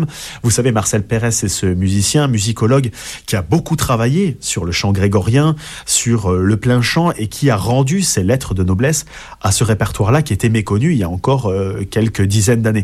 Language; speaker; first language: French; native; French